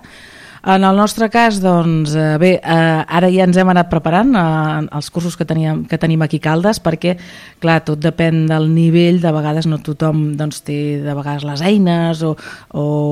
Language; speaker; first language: Catalan; native; Catalan